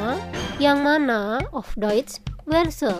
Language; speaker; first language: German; non-native, fluent; Indonesian